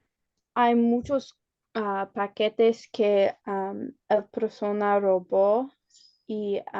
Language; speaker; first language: Spanish; non-native, learner; English